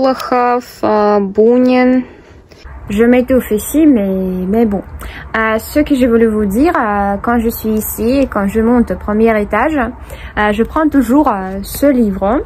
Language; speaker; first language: French; non-native, fluent; Russian